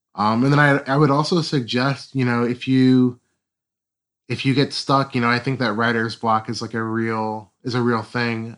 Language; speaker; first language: English; native; English